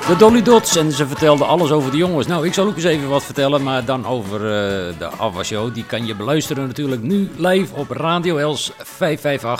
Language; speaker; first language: Dutch; native; Dutch